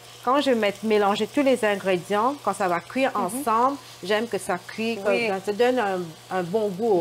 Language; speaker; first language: French; non-native, local second language; Morisyen